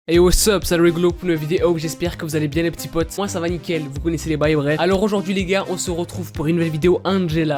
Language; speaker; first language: French; native; French